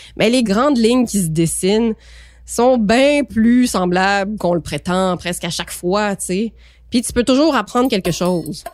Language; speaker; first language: French; native; French